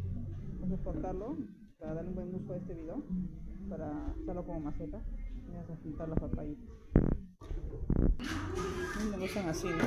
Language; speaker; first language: Spanish; native; Spanish